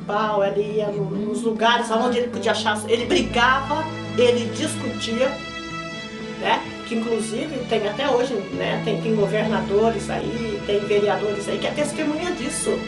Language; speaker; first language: Portuguese; native; Portuguese